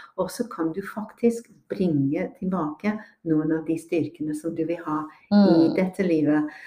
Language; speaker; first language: Norwegian; non-native, fluent; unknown